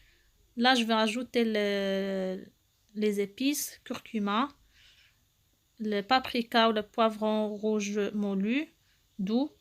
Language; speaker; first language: French; non-native, local second language; Arabic